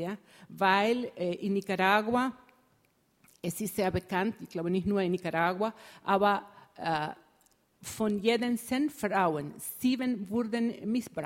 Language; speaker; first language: German; non-native, fluent; Spanish